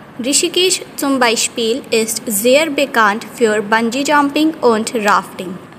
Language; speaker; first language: German; non-native, fluent; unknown